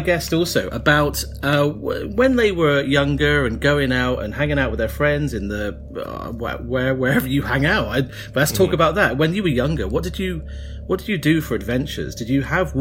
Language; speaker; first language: English; native; English